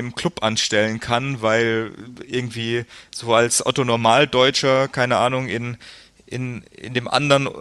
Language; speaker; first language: German; native; German